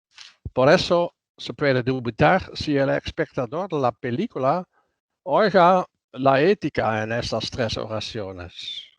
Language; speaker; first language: Spanish; non-native, fluent; Dutch